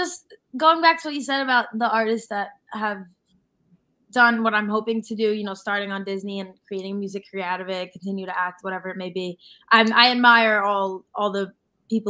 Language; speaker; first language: English; native; English